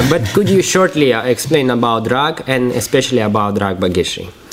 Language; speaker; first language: English; non-native, fluent; Russian